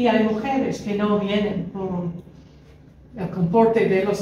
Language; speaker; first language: Spanish; non-native, fluent; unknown